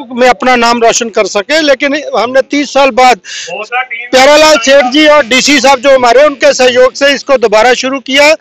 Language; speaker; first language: Hindi; non-native, local second language; Punjabi